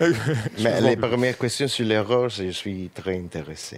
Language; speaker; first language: French; non-native, learner; English